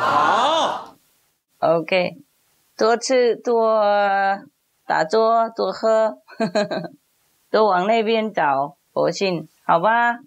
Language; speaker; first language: Chinese; non-native, fluent; Vietnamese